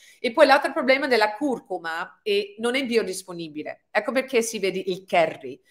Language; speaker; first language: Italian; non-native, fluent; English